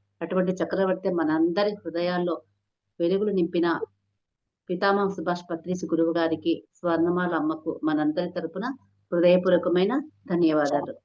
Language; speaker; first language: Telugu; non-native, local second language; Hindi